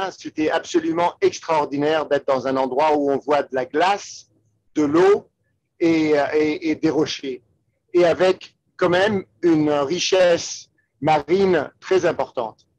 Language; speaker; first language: French; non-native, fluent; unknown